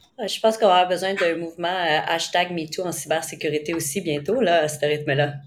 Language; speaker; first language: French; native; French